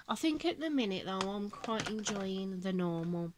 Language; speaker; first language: English; native; English